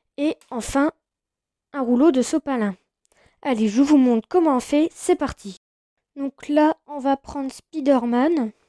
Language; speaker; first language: French; native; French